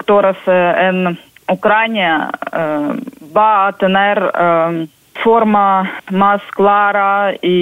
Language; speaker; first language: Spanish; non-native, learner; Ukrainian